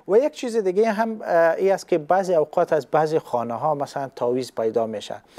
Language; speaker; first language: Persian; native; Persian